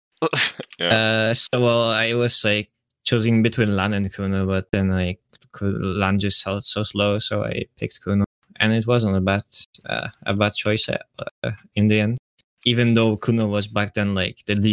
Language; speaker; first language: English; non-native, fluent; Polish